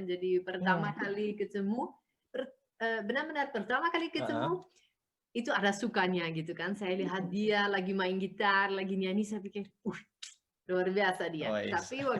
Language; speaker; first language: Indonesian; non-native, fluent; Dutch